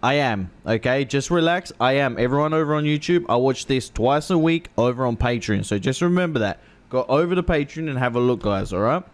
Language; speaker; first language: English; native; English